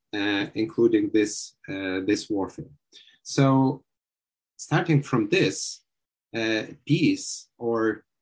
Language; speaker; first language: English; non-native, fluent; Lithuanian